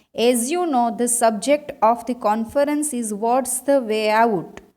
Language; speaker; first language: English; non-native, local second language; Gujarati